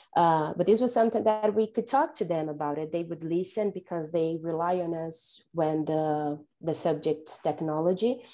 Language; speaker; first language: English; non-native, fluent; Portuguese